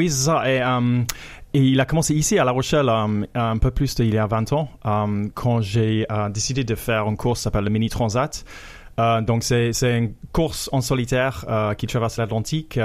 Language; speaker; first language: French; non-native, fluent; English